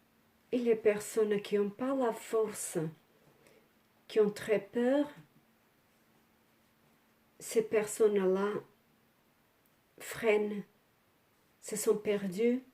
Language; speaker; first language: French; non-native, learner; Portuguese